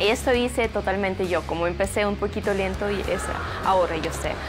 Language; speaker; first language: Spanish; non-native, fluent; Russian